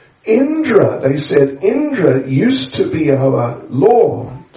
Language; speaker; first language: English; native; English